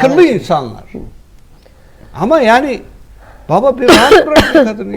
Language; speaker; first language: Turkish; native; Turkish